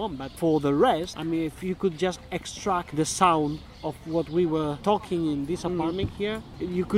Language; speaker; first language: English; non-native, fluent; Spanish